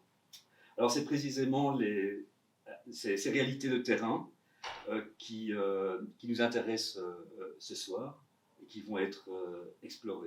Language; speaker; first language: French; native; French